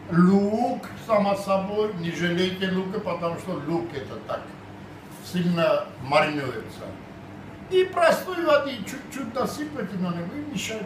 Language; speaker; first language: Russian; non-native, fluent; Armenian